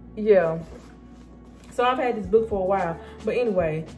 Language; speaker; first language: English; native; English